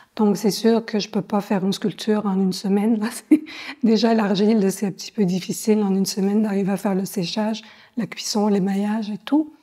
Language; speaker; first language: French; native; French